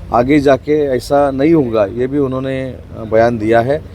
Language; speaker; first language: Hindi; non-native, local second language; Marathi